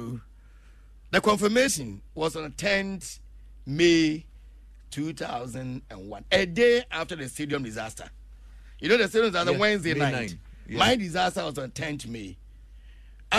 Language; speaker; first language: English; non-native, local second language; Akan